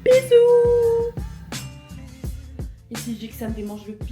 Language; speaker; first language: French; native; French